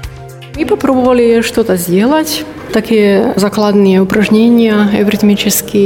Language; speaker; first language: Russian; non-native, learner; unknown